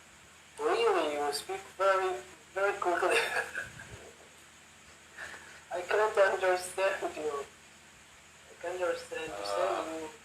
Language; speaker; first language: English; non-native, learner; Turkish